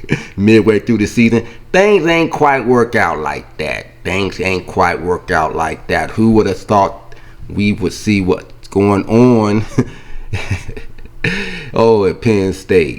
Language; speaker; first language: English; native; English